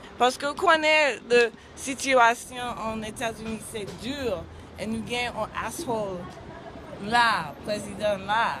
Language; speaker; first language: French; non-native, learner; English